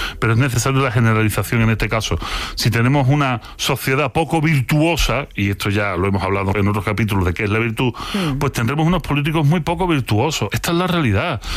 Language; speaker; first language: Spanish; native; Spanish